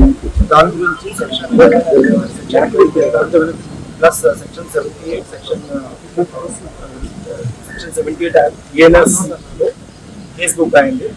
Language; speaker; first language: Telugu; non-native, fluent; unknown